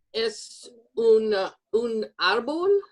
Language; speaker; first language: Spanish; non-native, learner; English